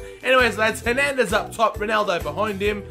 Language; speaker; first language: English; native; English